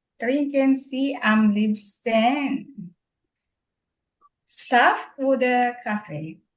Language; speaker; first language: German; non-native, learner; Filipino